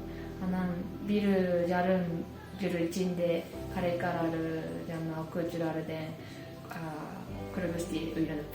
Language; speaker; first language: Kyrgyz; non-native, learner; Japanese